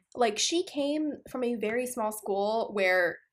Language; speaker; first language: English; non-native, local second language; Punjabi